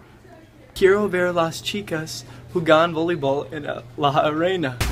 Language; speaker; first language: Spanish; non-native, learner; English